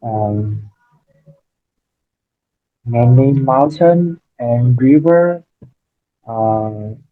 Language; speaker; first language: English; non-native, learner; Vietnamese